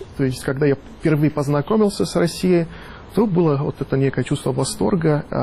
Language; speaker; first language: Russian; non-native, fluent; Italian